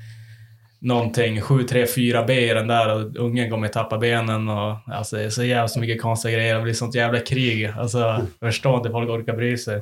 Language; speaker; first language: Swedish; native; Swedish